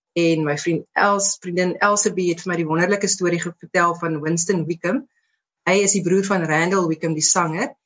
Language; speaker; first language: Afrikaans; native; Afrikaans